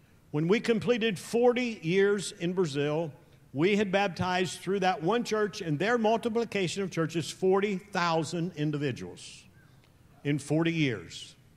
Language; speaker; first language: English; native; English